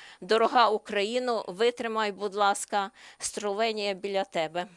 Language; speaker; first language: Ukrainian; non-native, learner; Slovenian